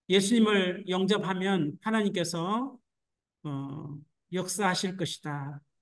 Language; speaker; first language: Korean; native; Korean